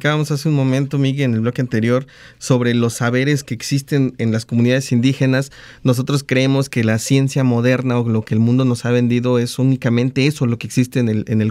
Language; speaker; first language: Spanish; native; Spanish